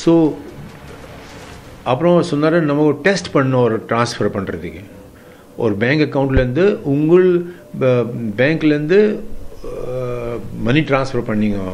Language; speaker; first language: Tamil; non-native, local second language; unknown